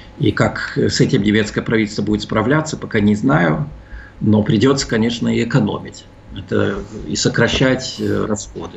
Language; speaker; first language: Russian; early bilingual, heritage; Russian